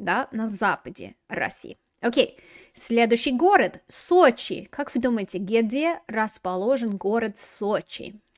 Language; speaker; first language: Russian; non-native, fluent; English